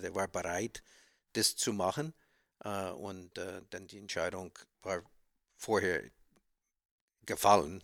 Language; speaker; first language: German; non-native, learner; English